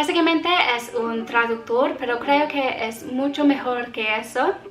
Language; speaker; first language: Spanish; non-native, learner; English